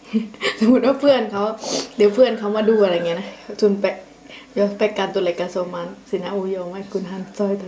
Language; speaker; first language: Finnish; non-native, learner; Thai